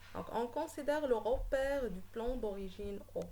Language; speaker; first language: French; non-native, local second language; Arabic